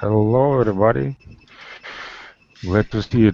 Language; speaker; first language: English; non-native, learner; Russian